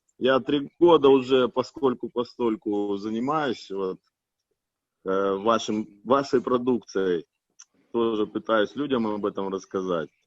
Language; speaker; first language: Russian; native; Russian